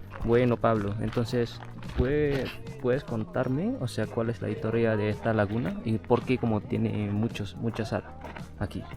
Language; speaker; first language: Spanish; non-native, fluent; Indonesian